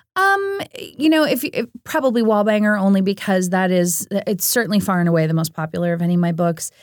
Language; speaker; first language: English; native; English